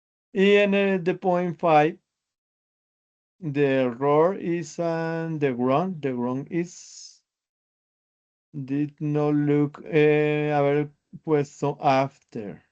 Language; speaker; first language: English; non-native, learner; Spanish